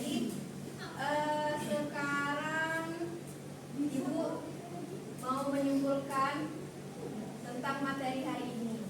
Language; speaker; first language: Indonesian; native; Indonesian